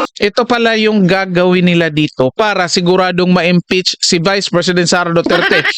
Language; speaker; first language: Filipino; non-native, local second language; Cebuano